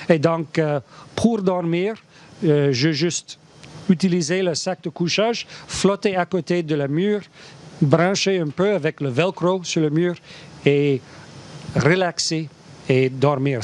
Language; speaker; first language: French; non-native, learner; English